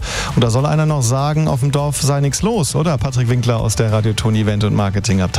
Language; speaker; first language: German; native; German